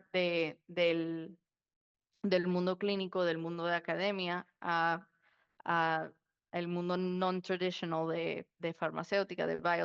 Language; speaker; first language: Spanish; early bilingual, heritage; Spanish